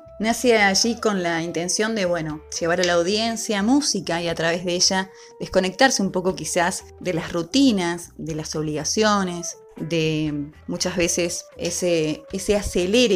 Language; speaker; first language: Spanish; native; Spanish